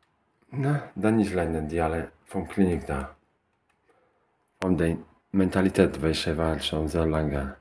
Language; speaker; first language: German; non-native, learner; Polish